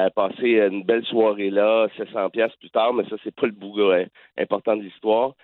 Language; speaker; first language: French; native; French